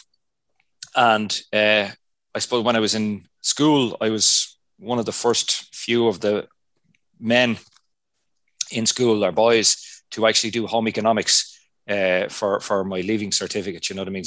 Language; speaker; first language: English; non-native, local second language; Irish